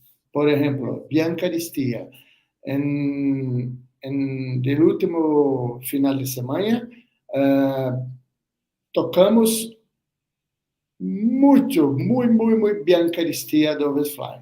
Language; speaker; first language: Spanish; non-native, learner; Portuguese